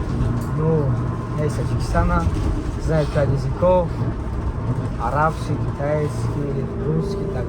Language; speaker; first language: Russian; non-native, local second language; Tajik